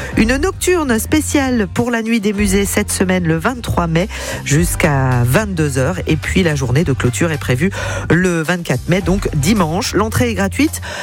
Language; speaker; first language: French; native; French